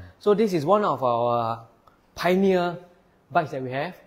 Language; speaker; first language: English; non-native, local second language; Chinese